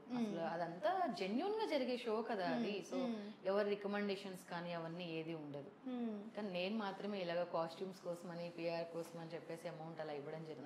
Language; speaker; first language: Telugu; native; Telugu